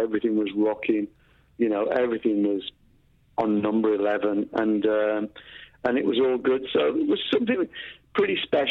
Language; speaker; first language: English; native; English